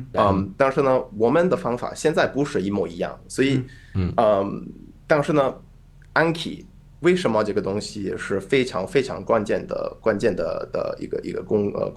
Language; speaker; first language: Chinese; non-native, fluent; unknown